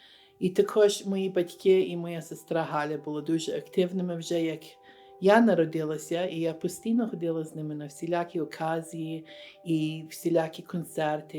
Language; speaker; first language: Ukrainian; early bilingual, heritage; Ukrainian